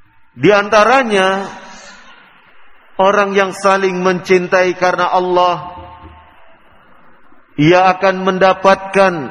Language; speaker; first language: Indonesian; native; Indonesian